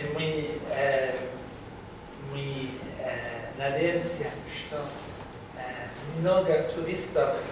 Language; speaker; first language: Russian; non-native, learner; English